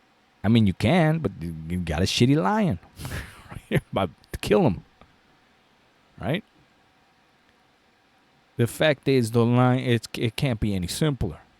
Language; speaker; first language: English; native; English